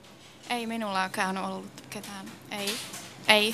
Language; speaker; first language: Finnish; non-native, fluent; Czech